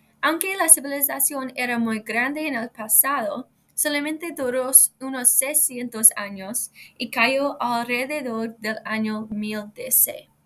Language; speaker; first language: Spanish; non-native, learner; English